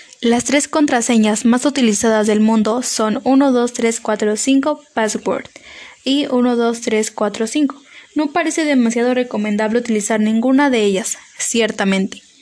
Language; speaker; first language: Spanish; native; Spanish